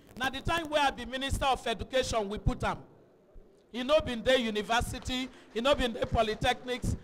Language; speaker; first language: Nigerian Pidgin; non-native, local second language; Igbo